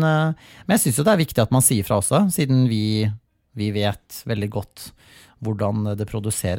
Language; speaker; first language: Norwegian; native; Norwegian